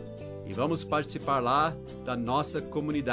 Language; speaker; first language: Portuguese; non-native, fluent; English